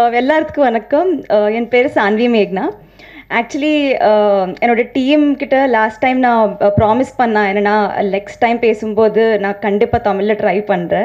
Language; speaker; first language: Tamil; non-native, learner; Telugu